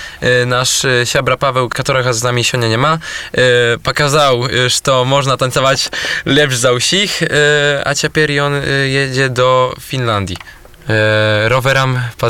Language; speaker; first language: Polish; non-native, local second language; Belarusian